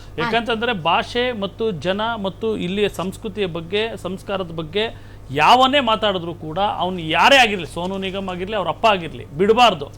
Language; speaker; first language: Kannada; native; Kannada